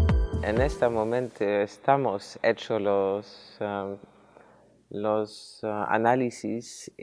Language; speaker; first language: Spanish; non-native, fluent; Dutch